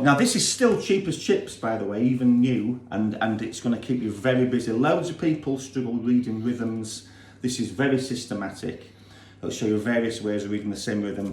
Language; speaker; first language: English; native; English